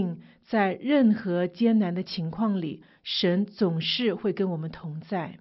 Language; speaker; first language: Chinese; native; Chinese